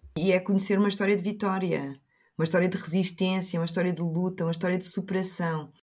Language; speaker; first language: Portuguese; early bilingual, other home language; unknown